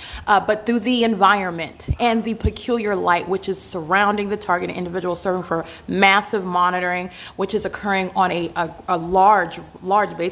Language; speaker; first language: English; native; English